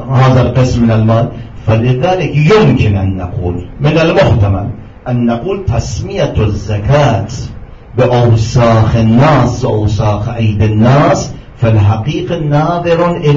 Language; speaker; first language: Arabic; non-native, fluent; Persian